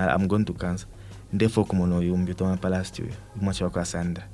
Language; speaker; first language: English; non-native, local second language; Bemba